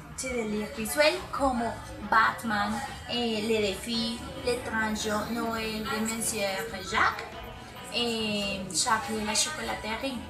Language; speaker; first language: French; non-native, learner; Spanish